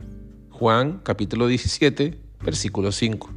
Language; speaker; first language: Spanish; native; Spanish